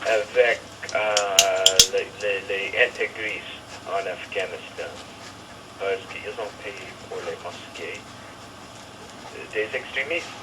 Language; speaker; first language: French; non-native, learner; English